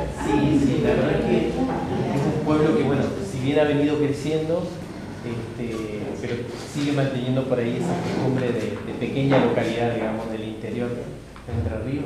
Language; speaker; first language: Spanish; native; Spanish